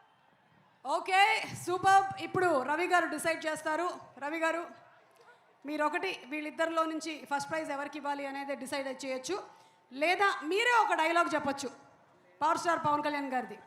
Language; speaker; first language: Telugu; native; Telugu